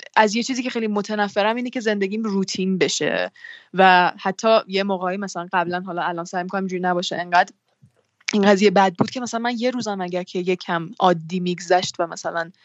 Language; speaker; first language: Persian; native; Persian